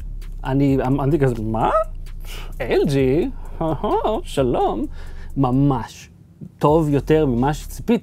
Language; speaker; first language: Hebrew; native; Hebrew